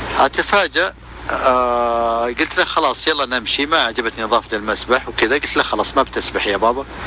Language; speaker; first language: Arabic; native; Arabic